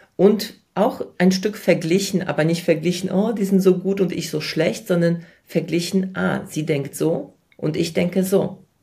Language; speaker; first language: German; early bilingual, other home language; Polish